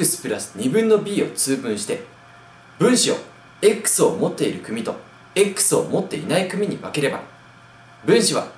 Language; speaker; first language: Japanese; native; Japanese